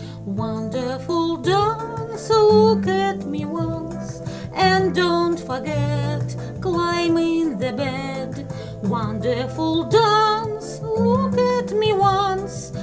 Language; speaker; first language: English; non-native, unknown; Russian